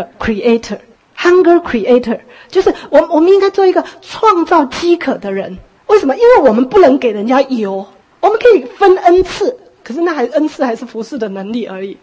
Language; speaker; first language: Chinese; native; Chinese